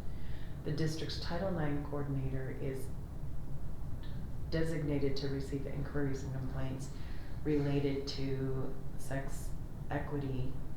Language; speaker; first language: English; native; English